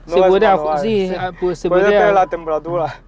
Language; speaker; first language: Spanish; non-native, learner; Chinese